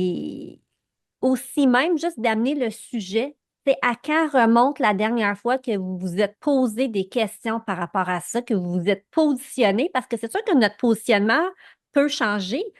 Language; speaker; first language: French; native; French